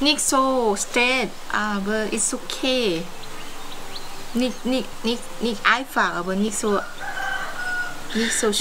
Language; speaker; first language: German; non-native, learner; Thai